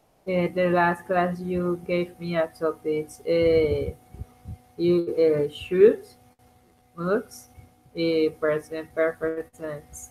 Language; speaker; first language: English; non-native, learner; Spanish